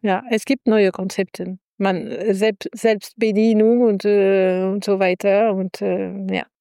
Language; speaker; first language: German; non-native, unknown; French